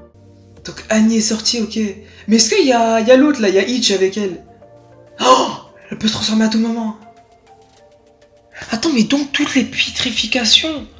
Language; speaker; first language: French; native; French